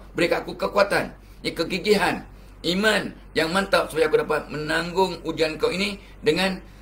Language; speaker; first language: Malay; native; Malay